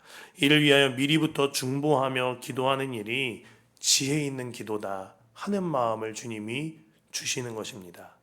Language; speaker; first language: Korean; native; Korean